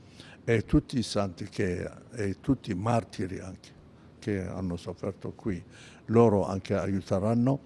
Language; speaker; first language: Italian; non-native, fluent; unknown